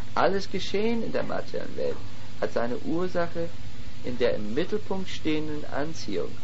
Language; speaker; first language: German; native; German